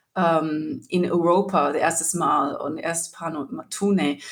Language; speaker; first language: German; non-native, learner; English